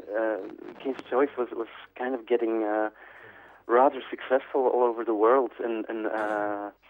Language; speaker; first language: English; non-native, fluent; Dutch